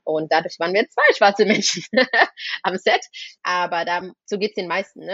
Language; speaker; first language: German; native; German